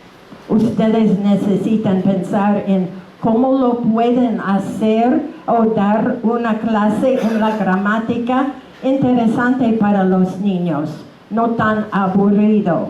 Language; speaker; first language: Spanish; non-native, fluent; English